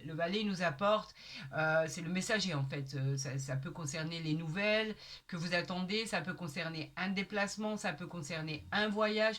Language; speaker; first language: French; native; French